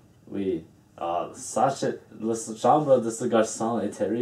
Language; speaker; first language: French; non-native, learner; English